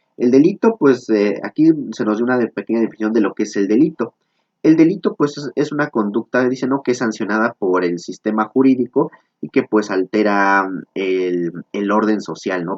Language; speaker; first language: Spanish; native; Spanish